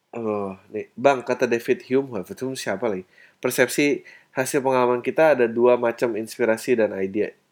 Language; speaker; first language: Indonesian; native; Indonesian